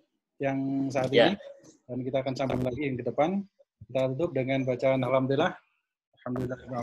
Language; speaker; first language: Indonesian; native; Indonesian